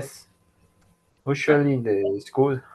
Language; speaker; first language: English; non-native, learner; Spanish